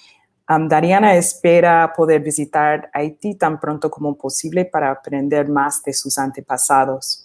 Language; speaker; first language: Spanish; non-native, fluent; English